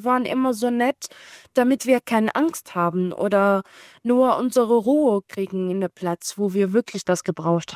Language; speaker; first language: German; non-native, learner; Arabic